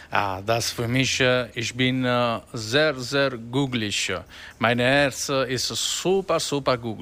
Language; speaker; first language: German; non-native, learner; Italian